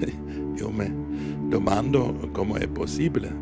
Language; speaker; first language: Italian; non-native, fluent; German